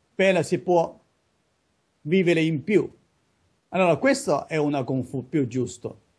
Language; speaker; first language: Italian; non-native, learner; Chinese